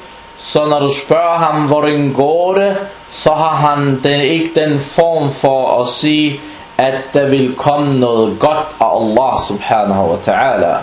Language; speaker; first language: Danish; non-native, fluent; Arabic